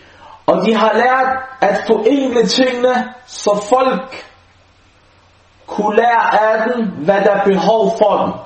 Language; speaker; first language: Danish; non-native, local second language; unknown